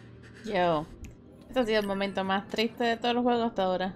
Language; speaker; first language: Spanish; early bilingual, heritage; Spanish